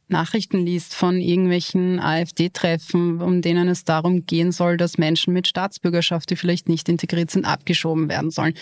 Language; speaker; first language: German; early bilingual, other home language; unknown